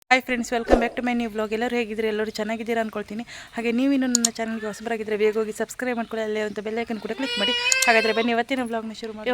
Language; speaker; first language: Kannada; native; Kannada